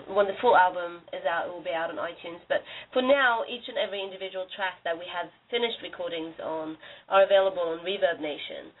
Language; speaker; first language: English; non-native, fluent; Norwegian